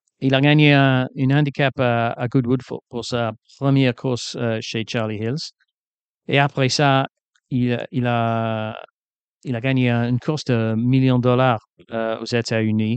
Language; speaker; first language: French; non-native, fluent; English